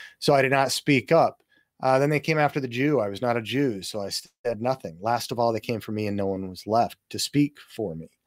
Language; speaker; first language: English; native; English